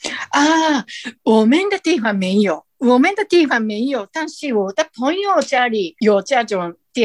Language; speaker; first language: Chinese; non-native, fluent; Japanese